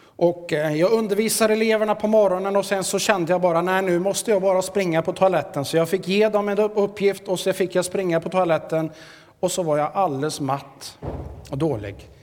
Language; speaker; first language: Swedish; native; Swedish